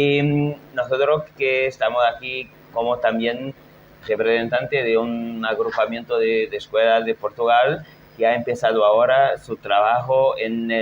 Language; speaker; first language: Spanish; non-native, fluent; Portuguese